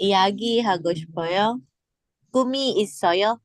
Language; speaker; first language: Korean; non-native, learner; English